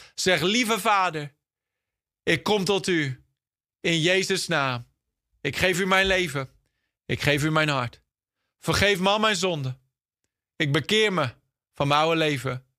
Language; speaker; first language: Dutch; non-native, fluent; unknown